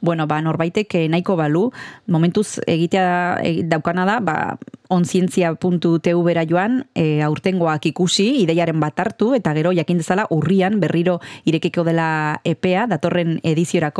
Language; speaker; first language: Basque; native; Basque